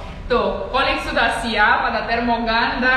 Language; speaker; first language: Indonesian; non-native, fluent; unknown